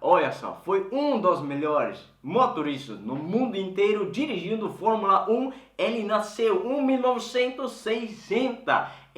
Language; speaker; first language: Portuguese; non-native, fluent; Swedish